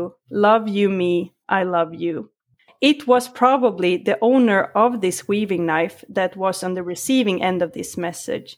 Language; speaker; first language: English; non-native, fluent; Swedish